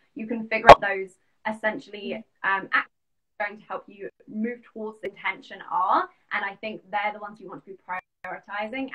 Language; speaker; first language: English; native; English